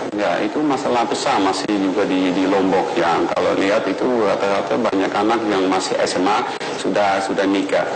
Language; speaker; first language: Indonesian; non-native, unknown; Dutch